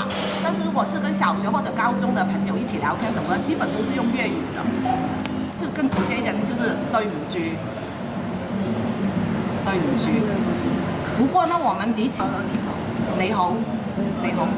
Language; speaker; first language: Chinese; non-native, local second language; Cantonese